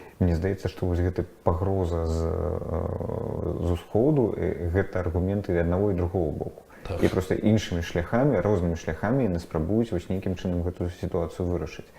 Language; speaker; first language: Belarusian; non-native, fluent; Russian